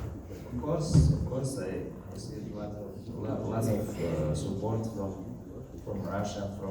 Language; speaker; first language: English; non-native, learner; Russian